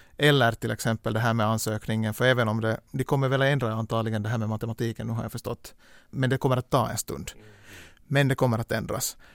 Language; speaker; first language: Swedish; native; Swedish